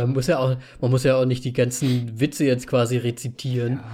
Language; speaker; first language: German; native; German